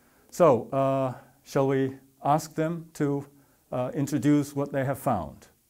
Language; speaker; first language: English; non-native, fluent; Japanese